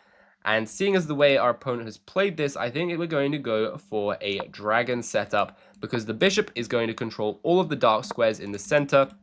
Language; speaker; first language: English; native; English